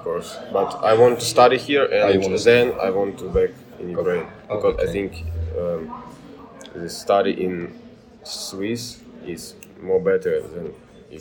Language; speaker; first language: English; non-native, learner; Ukrainian